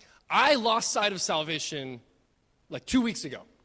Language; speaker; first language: English; native; English